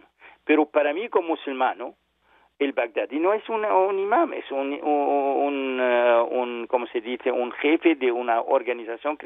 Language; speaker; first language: Spanish; non-native, learner; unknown